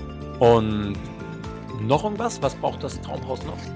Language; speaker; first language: German; native; German